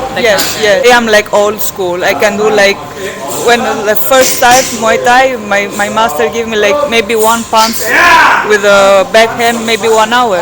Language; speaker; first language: English; non-native, fluent; Greek